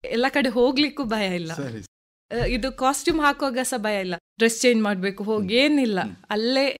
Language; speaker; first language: Kannada; native; Kannada